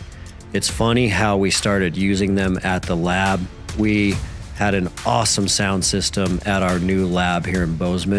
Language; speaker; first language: English; native; English